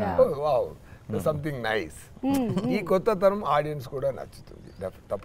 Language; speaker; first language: Telugu; non-native, learner; Tamil